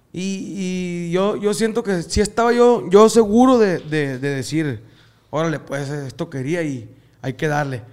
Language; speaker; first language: Spanish; native; Spanish